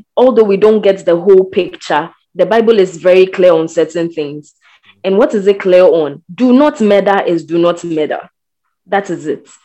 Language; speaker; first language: English; non-native, local second language; Akan